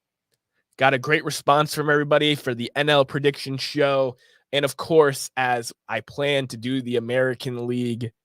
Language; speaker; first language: English; native; English